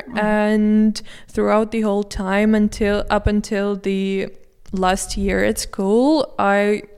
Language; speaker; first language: English; non-native, fluent; Russian